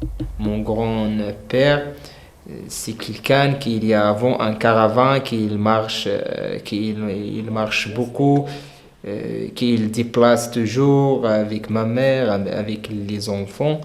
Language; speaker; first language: French; non-native, learner; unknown